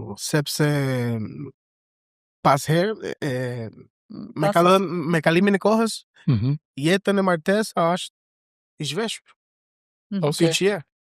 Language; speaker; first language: Albanian; non-native, learner; Spanish